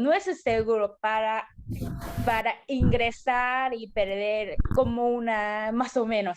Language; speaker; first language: Spanish; non-native, learner; Korean